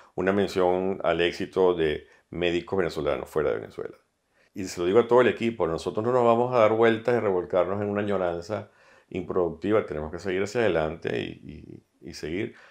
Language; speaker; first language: Spanish; native; Spanish